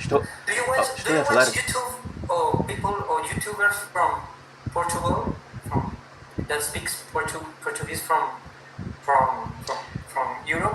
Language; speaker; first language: English; non-native, fluent; Spanish